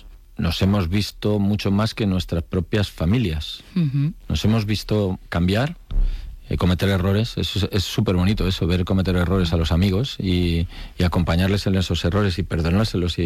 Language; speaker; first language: Spanish; native; Spanish